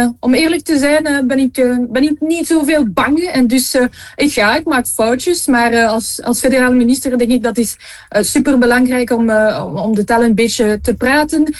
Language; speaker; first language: Dutch; non-native, local second language; French